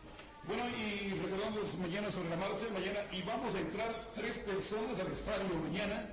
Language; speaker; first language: Spanish; native; Spanish